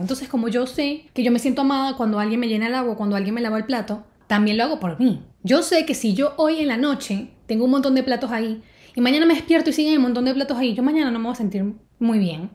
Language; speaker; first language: Spanish; native; Spanish